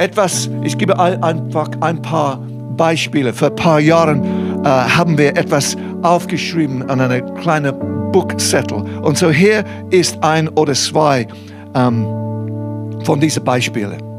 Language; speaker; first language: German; non-native, fluent; English